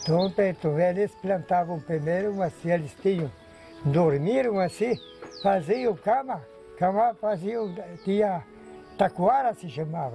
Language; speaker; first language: Portuguese; non-native, local second language; Polish